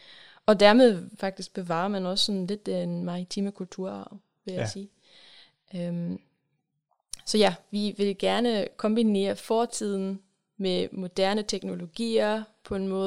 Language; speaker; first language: Danish; non-native, fluent; German